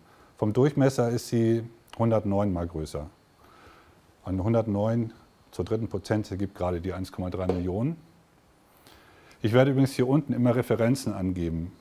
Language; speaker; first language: German; native; German